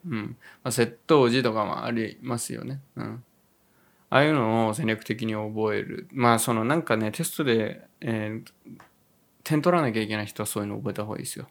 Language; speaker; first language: Japanese; native; Japanese